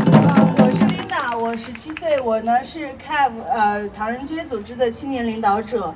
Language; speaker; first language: Chinese; early bilingual, other home language; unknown